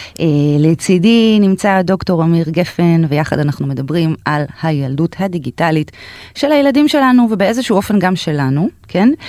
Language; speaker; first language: Hebrew; native; Hebrew